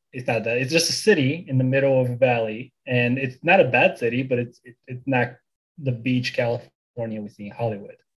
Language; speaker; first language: English; early bilingual, other home language; Bulgarian